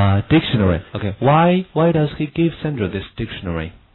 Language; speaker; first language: English; non-native, fluent; Chinese